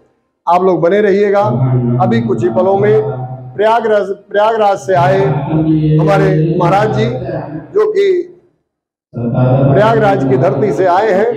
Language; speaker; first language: Hindi; native; Hindi